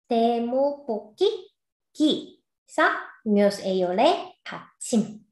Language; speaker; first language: Finnish; non-native, fluent; Korean